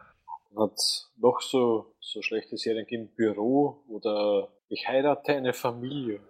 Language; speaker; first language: German; native; German